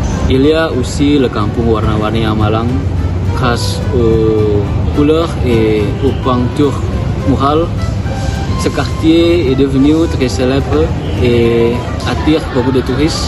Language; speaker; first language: French; non-native, learner; Indonesian